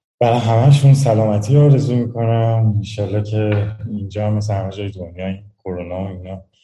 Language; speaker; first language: Persian; native; Persian